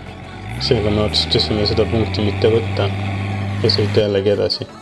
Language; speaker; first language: Estonian; native; Estonian